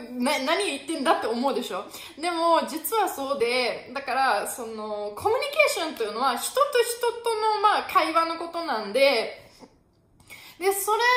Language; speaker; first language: Japanese; non-native, fluent; German